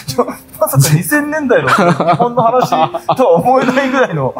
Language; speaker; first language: Japanese; native; Japanese